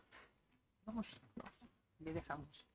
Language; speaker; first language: Spanish; native; Spanish